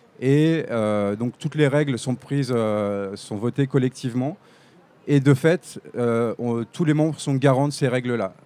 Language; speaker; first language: French; native; French